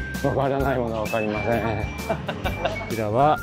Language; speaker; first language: Japanese; native; Japanese